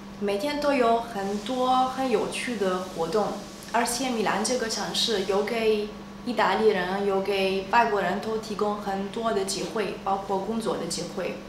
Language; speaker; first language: Chinese; non-native, fluent; Italian